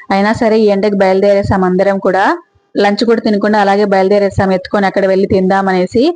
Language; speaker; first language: Telugu; native; Telugu